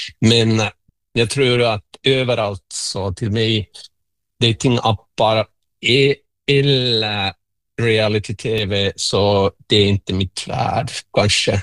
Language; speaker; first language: Swedish; non-native, local second language; Finnish